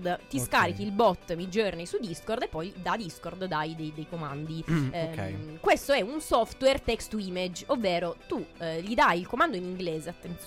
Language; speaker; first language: Italian; native; Italian